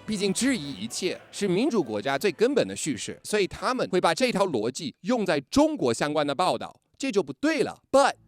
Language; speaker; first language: Chinese; non-native, fluent; English